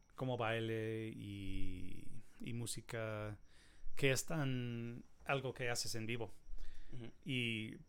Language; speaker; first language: Spanish; non-native, learner; English